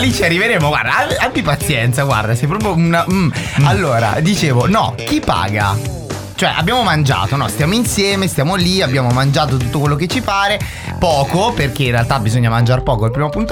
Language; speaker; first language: Italian; native; Italian